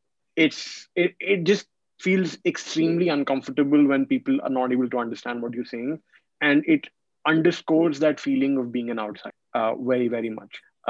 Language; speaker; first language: English; non-native, local second language; Hindi